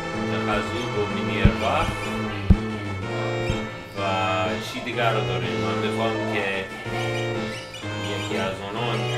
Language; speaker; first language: Persian; non-native, learner; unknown